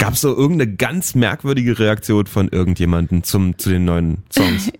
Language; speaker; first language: German; native; German